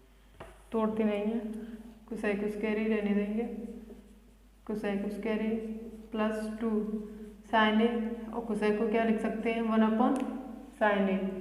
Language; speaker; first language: Hindi; native; Hindi